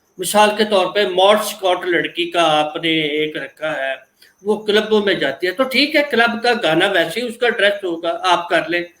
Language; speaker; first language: Urdu; non-native, local second language; Punjabi